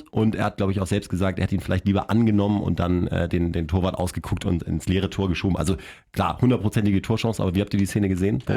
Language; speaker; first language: German; native; German